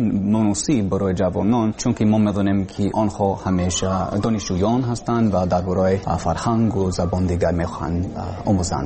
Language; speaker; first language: Persian; non-native, learner; English